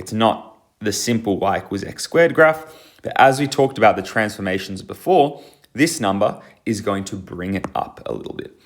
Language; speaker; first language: English; native; English